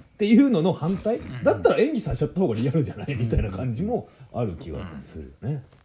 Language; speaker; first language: Japanese; native; Japanese